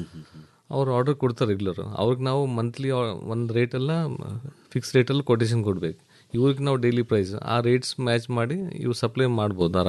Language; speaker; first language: Kannada; non-native, learner; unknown